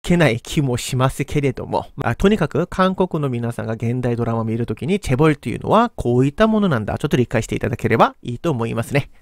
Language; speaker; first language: Japanese; non-native, fluent; Korean